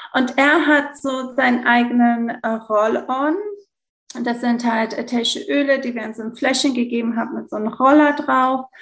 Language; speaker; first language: German; early bilingual, heritage; German